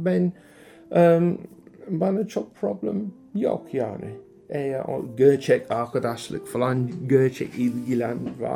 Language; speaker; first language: Turkish; non-native, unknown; English